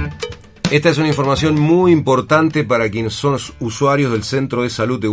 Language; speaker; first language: Spanish; native; Spanish